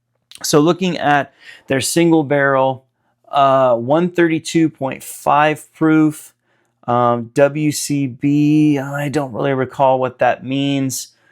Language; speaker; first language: English; native; English